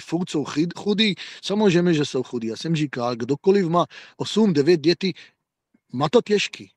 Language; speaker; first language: Czech; non-native, fluent; Hebrew